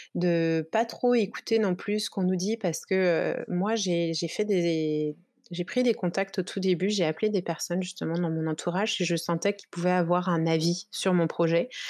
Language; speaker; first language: French; native; French